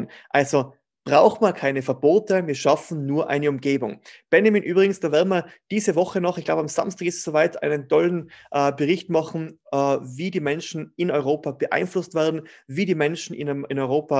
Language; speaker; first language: German; native; German